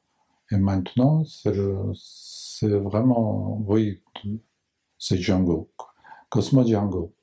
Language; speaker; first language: French; non-native, learner; Japanese